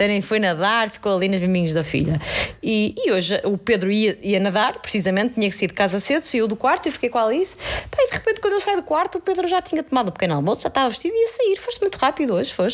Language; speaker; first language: Portuguese; native; Portuguese